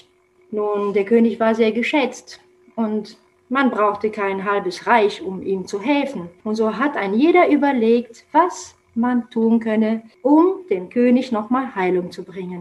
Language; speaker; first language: German; non-native, fluent; Romanian